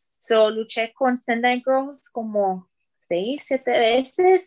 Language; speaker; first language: Spanish; early bilingual, heritage; Spanish